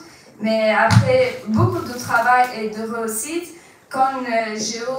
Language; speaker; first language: French; non-native, fluent; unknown